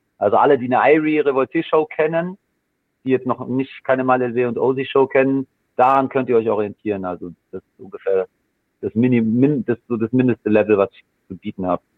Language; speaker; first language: German; native; German